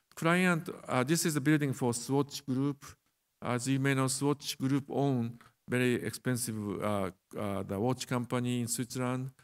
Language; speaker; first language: English; non-native, learner; Japanese